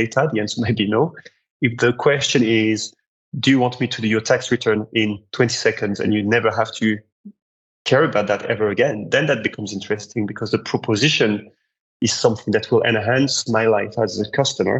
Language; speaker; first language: English; non-native, fluent; French